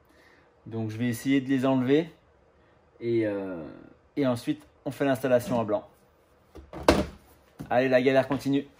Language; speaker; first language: French; native; French